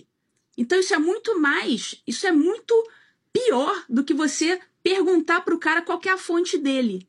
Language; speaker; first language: Portuguese; native; Portuguese